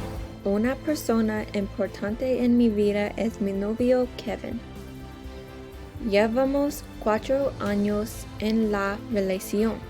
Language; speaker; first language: Spanish; non-native, learner; English